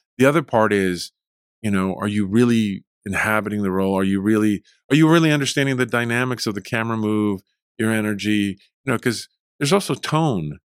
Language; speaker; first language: English; early bilingual, other home language; Spanish